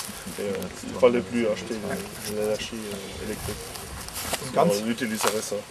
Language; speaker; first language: French; non-native, fluent; German